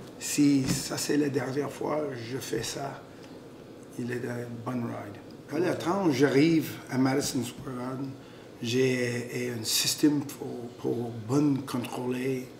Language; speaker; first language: French; non-native, local second language; English